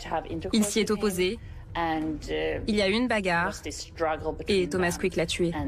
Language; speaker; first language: French; native; French